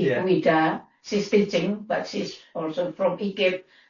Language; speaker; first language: English; non-native, learner; Indonesian